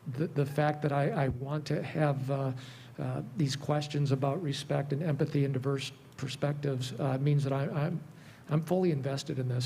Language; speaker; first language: English; native; English